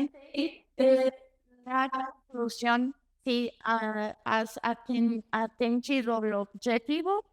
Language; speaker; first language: Spanish; non-native, learner; Portuguese